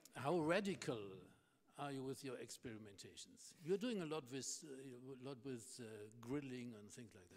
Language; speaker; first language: English; non-native, fluent; German